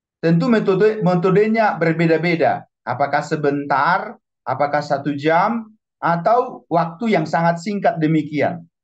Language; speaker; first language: Indonesian; non-native, local second language; Batak Toba